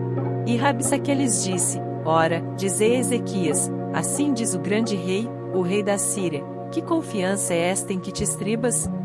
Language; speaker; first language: Portuguese; native; Portuguese